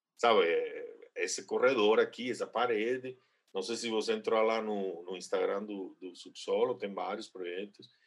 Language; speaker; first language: Portuguese; non-native, fluent; Spanish